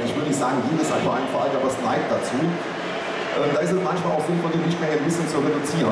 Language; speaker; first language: German; native; German